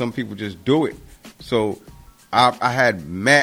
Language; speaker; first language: English; native; English